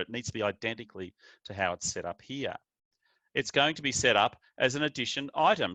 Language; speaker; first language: English; native; English